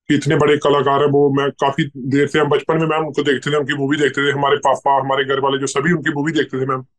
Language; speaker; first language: Hindi; native; Hindi